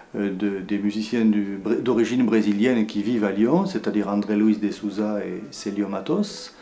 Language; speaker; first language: French; native; French